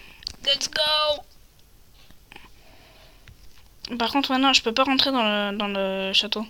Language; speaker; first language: French; native; French